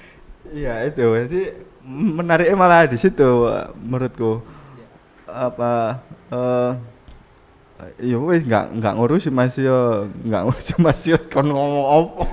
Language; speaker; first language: Indonesian; non-native, local second language; Javanese